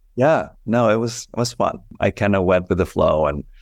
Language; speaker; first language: English; non-native, local second language; Filipino